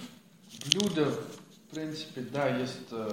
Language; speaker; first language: Russian; non-native, learner; Dutch